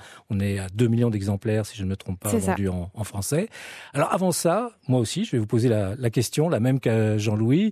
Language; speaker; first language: French; native; French